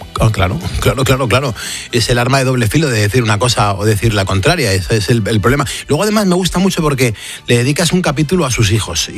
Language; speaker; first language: Spanish; native; Spanish